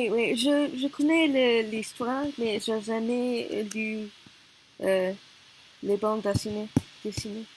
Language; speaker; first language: French; non-native, learner; Korean